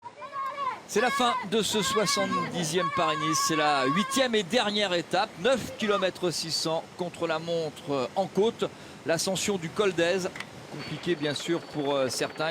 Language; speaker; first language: French; native; French